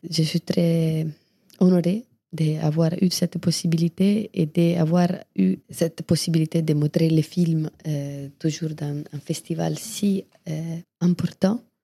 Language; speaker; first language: French; non-native, fluent; Italian